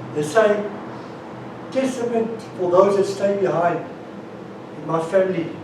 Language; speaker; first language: English; non-native, local second language; Afrikaans